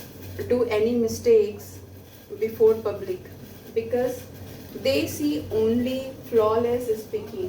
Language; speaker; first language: English; non-native, local second language; Hindi